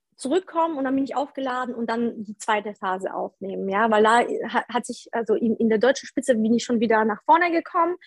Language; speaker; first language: German; early bilingual, other home language; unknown